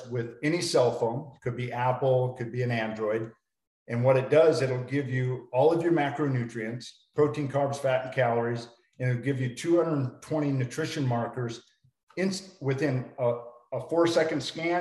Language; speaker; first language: English; native; English